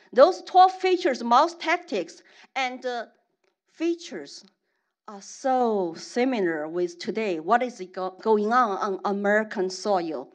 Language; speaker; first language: English; non-native, fluent; Chinese